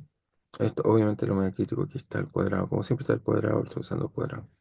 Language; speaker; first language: Spanish; native; Spanish